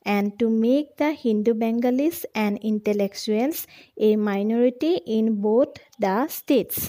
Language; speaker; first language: English; non-native, local second language; Assamese